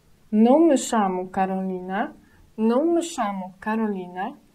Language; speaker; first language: Portuguese; non-native, fluent; Polish